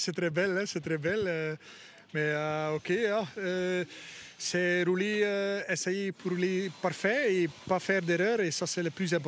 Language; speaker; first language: French; non-native, learner; Dutch